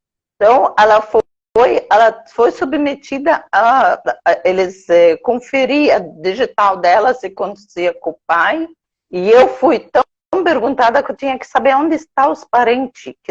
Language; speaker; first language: Portuguese; non-native, fluent; Arabic